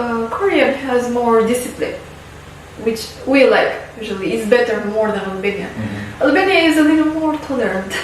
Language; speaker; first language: English; non-native, fluent; Albanian